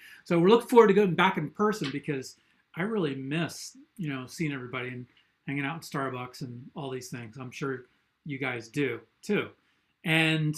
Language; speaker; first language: English; native; English